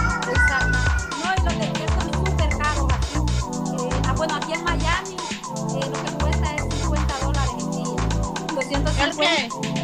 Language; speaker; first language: Spanish; native; Spanish